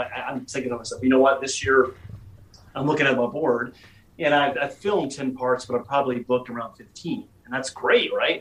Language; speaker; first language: English; native; English